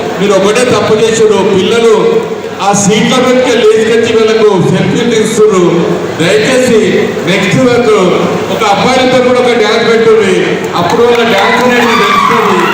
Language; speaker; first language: Telugu; non-native, local second language; Urdu